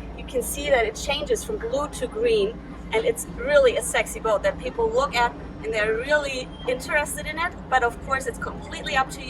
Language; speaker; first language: English; non-native, fluent; German